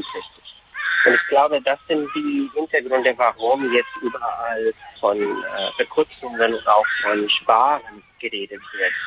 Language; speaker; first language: German; non-native, fluent; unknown